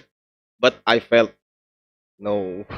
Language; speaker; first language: English; non-native, learner; Indonesian